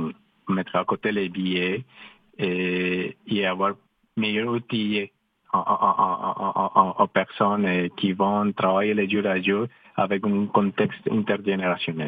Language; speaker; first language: French; non-native, fluent; Spanish